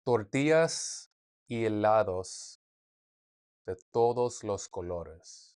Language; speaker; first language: Spanish; non-native, learner; English